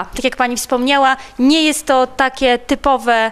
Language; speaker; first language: Polish; native; Polish